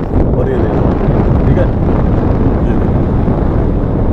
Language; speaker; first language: Hindi; native; Hindi